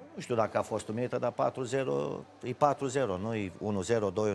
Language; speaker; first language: Romanian; native; Romanian